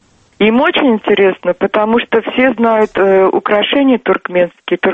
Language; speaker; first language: Russian; non-native, local second language; Turkmen